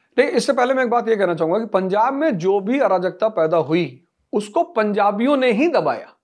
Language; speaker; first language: Hindi; native; Hindi